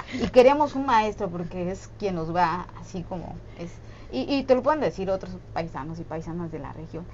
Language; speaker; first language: Spanish; non-native, local second language; Tzeltal